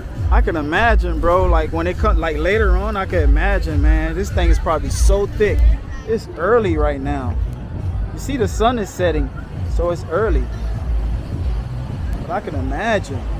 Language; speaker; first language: English; native; English